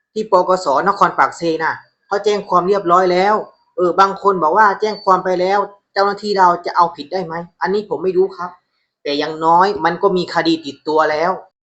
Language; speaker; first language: Thai; native; Thai